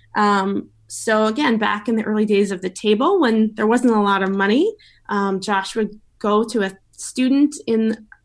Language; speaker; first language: English; native; English